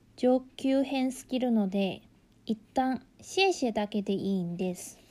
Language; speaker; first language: Japanese; non-native, fluent; Chinese